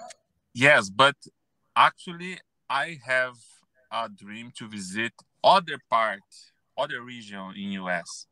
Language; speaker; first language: English; non-native, learner; Portuguese